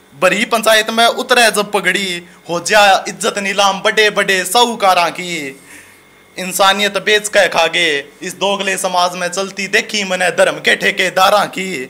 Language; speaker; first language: Hindi; native; Hindi